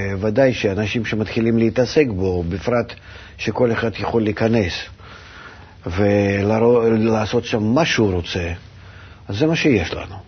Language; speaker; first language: Hebrew; non-native, fluent; Russian